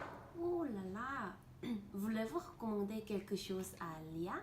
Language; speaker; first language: French; non-native, learner; Korean